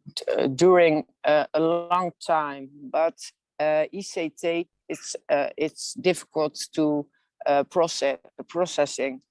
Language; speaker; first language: English; non-native, learner; Dutch